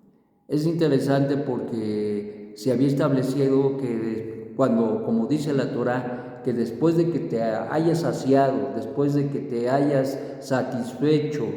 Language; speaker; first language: Spanish; native; Spanish